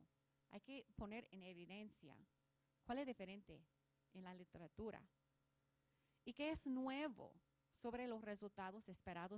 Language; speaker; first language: Spanish; non-native, fluent; English